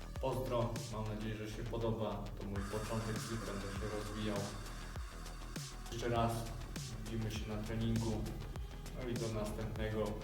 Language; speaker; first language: Polish; native; Polish